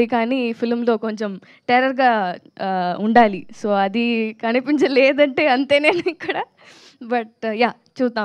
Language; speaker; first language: Telugu; non-native, learner; Tamil